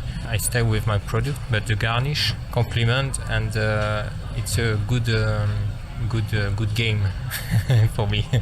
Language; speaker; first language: English; non-native, learner; French